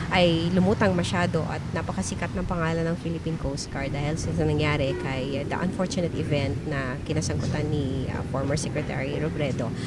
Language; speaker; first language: Filipino; native; Filipino